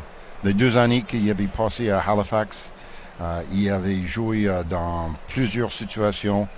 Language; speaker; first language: French; non-native, local second language; English